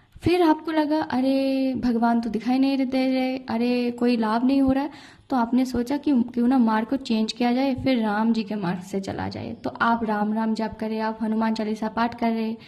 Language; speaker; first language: Hindi; non-native, local second language; Bangla